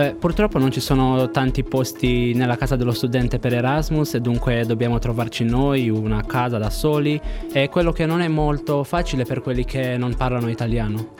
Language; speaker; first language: Italian; non-native, fluent; Romanian